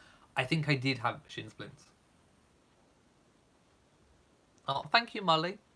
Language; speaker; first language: English; native; English